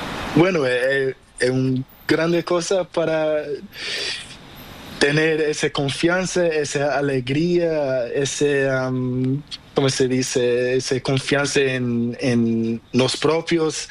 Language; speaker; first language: Spanish; non-native, learner; Portuguese